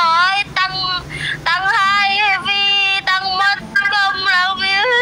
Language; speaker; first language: Vietnamese; non-native, learner; Indonesian